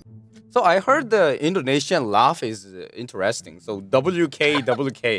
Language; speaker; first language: English; non-native, learner; Korean